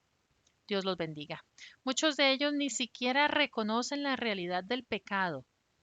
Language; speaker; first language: Spanish; native; Spanish